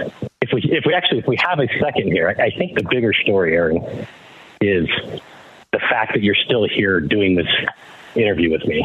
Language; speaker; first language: English; native; English